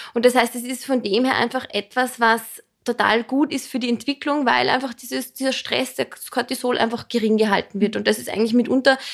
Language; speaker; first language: German; non-native, fluent; Serbian